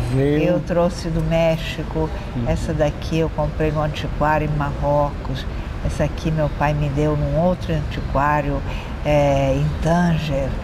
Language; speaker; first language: Portuguese; early bilingual, other home language; Italian